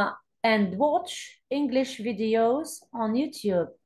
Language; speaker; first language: English; non-native, fluent; Arabic